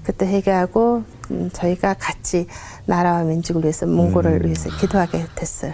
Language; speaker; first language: Korean; non-native, fluent; Mongolian